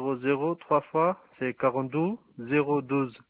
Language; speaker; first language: French; non-native, learner; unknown